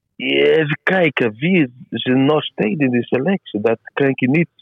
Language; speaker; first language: Dutch; non-native, learner; Portuguese